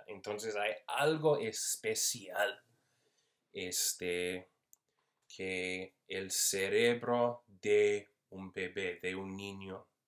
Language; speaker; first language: Spanish; non-native, fluent; English